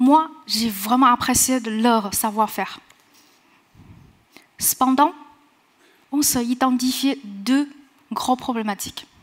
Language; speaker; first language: French; non-native, fluent; Chinese